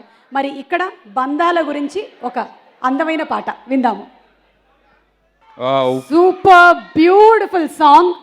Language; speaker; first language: Telugu; native; Telugu